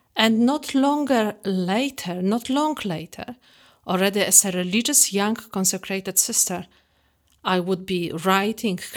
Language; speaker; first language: English; non-native, fluent; Polish